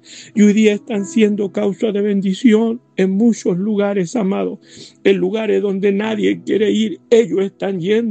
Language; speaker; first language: Spanish; native; Spanish